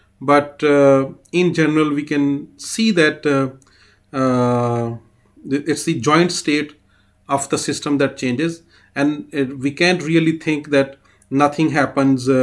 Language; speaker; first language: English; non-native, fluent; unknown